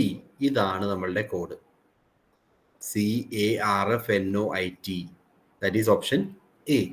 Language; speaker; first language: Malayalam; native; Malayalam